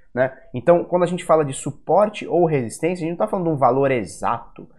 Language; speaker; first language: Portuguese; native; Portuguese